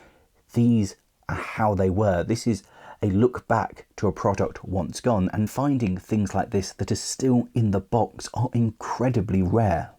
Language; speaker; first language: English; native; English